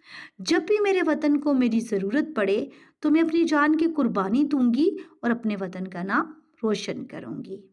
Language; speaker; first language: Urdu; native; Urdu